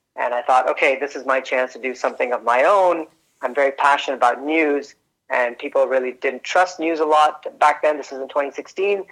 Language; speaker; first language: English; early bilingual, other home language; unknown